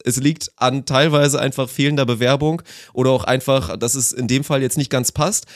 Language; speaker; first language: German; native; German